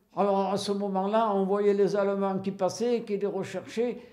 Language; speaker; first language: French; native; French